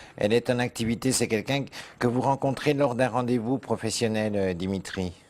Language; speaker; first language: French; native; French